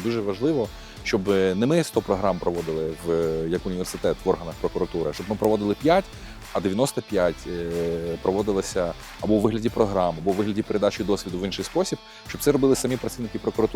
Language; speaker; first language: Ukrainian; native; Ukrainian